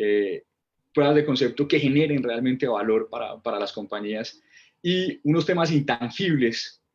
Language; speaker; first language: Spanish; native; Spanish